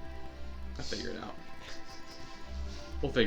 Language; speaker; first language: English; native; English